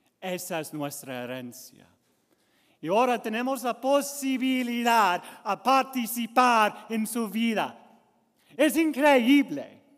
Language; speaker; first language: Spanish; non-native, learner; English